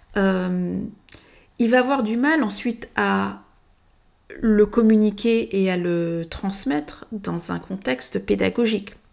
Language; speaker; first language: French; early bilingual, heritage; French